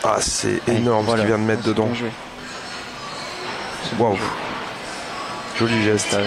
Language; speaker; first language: French; native; French